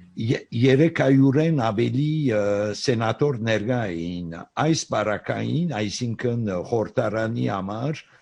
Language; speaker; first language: Armenian; early bilingual, heritage; Armenian